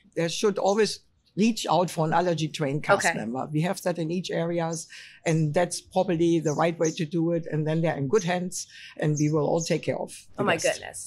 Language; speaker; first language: English; non-native, fluent; German